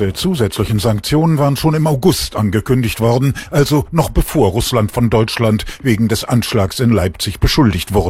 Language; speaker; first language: German; native; German